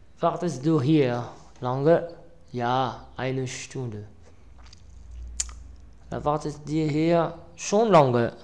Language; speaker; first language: German; non-native, learner; Arabic